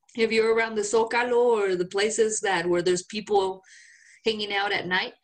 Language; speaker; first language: English; non-native, fluent; Spanish